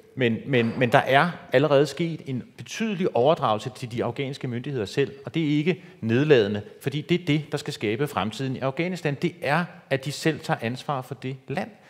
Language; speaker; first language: Danish; native; Danish